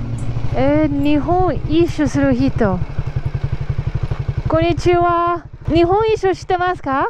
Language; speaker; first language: Japanese; non-native, learner; Spanish